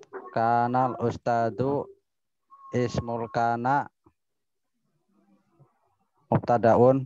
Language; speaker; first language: Arabic; non-native, learner; Indonesian